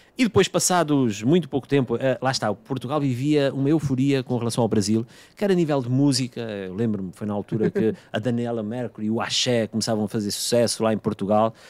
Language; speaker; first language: Portuguese; native; Portuguese